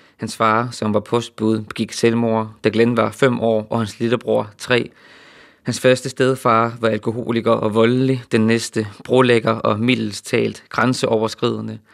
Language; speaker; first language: Danish; native; Danish